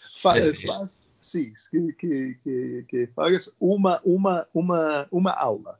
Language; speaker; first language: Portuguese; non-native, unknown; English